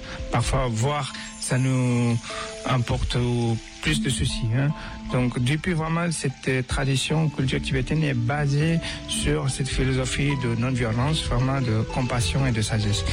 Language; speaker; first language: French; non-native, fluent; Tibetan